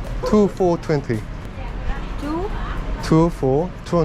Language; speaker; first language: English; non-native, learner; Korean